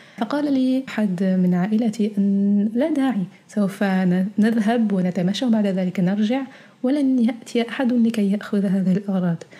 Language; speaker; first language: Arabic; early bilingual, heritage; Arabic